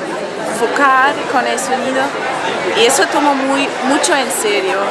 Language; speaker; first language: Spanish; non-native, fluent; German